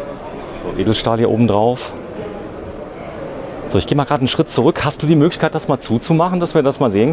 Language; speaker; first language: German; native; German